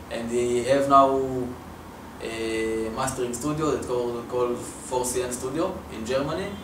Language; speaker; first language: English; non-native, learner; Hebrew